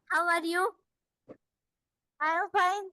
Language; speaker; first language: English; non-native, learner; Hindi